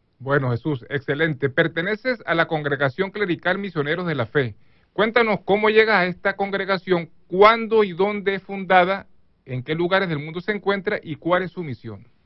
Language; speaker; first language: Spanish; native; Spanish